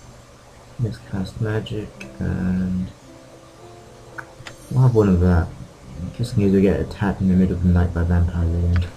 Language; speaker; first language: English; native; English